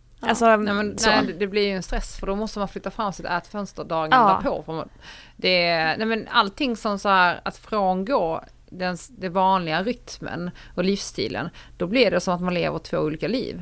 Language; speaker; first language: Swedish; native; Swedish